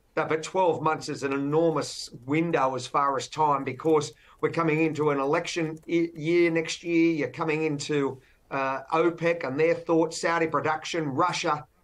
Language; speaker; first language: English; native; English